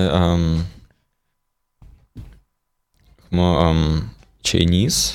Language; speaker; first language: Hebrew; non-native, learner; Russian